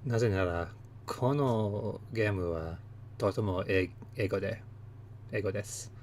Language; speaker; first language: Japanese; non-native, learner; English